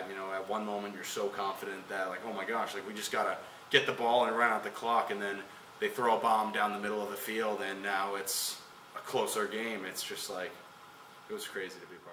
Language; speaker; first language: English; native; English